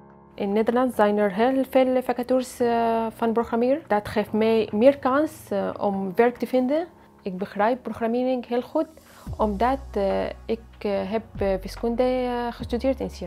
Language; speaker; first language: Dutch; non-native, learner; Arabic